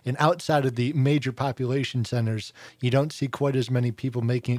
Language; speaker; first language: English; native; English